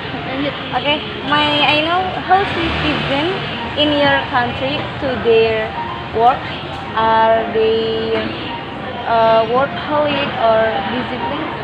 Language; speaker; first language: English; non-native, fluent; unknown